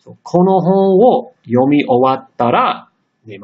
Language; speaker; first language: Japanese; non-native, fluent; English